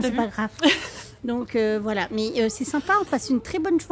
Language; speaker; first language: French; native; French